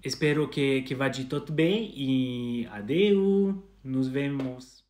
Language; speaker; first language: Catalan; non-native, learner; Italian